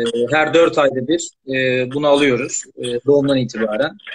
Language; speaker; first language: Turkish; native; Turkish